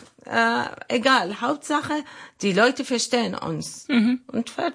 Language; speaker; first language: German; non-native, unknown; Arabic